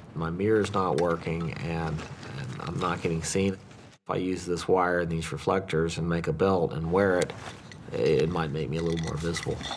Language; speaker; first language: English; native; English